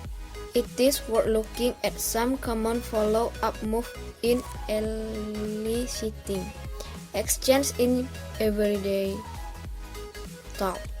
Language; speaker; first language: English; non-native, learner; Indonesian